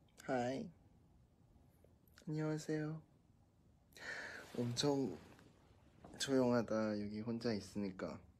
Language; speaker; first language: Korean; non-native, fluent; Thai